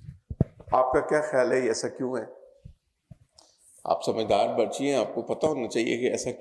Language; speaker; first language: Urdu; non-native, local second language; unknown